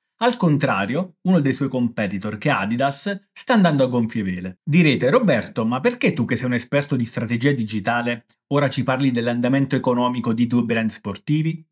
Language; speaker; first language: Italian; native; Italian